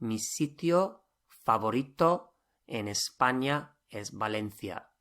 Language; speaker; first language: Spanish; non-native, fluent; English